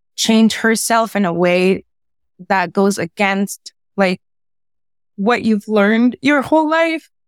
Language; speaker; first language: English; early bilingual, other home language; Spanish